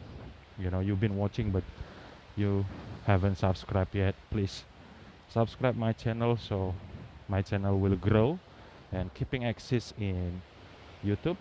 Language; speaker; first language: English; non-native, learner; Indonesian